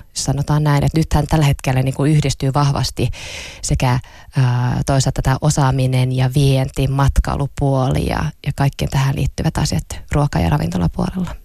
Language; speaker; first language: Finnish; non-native, local second language; Swedish